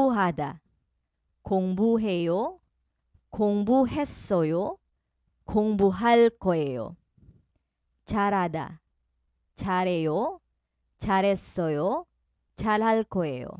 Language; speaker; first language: Korean; non-native, fluent; Filipino